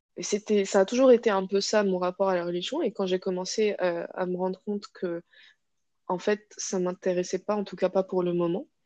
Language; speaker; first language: French; non-native, local second language; Arabic